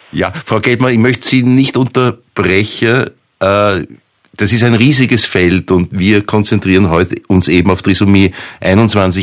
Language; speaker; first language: German; native; German